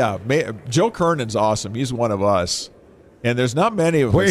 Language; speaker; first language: English; native; English